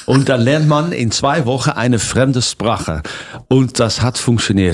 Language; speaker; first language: German; non-native, fluent; Dutch